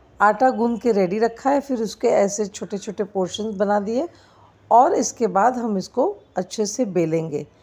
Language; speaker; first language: Hindi; non-native, local second language; Gujarati